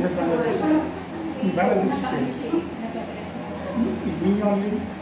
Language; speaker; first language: English; non-native, learner; Bangla